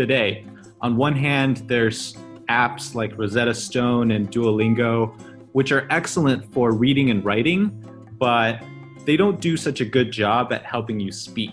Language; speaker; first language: English; early bilingual, other home language; Chinese